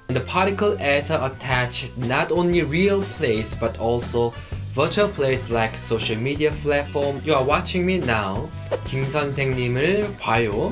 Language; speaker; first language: English; non-native, fluent; Korean